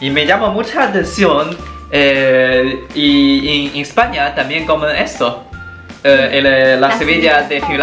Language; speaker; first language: Spanish; non-native, learner; Chinese